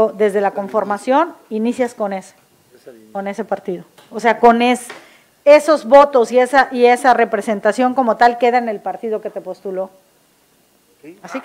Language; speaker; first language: Spanish; native; Spanish